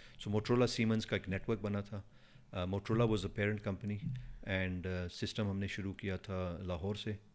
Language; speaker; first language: Urdu; non-native, fluent; Punjabi